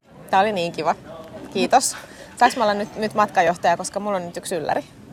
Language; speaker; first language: Finnish; native; Finnish